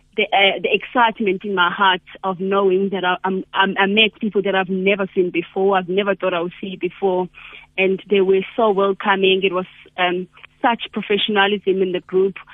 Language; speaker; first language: English; non-native, local second language; Zulu